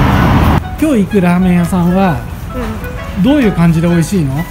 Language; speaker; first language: Japanese; native; Japanese